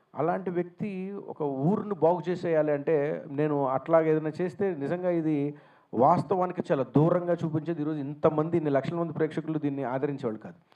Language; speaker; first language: Telugu; native; Telugu